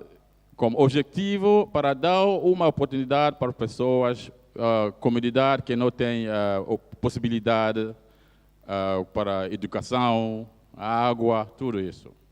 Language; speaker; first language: Portuguese; non-native, fluent; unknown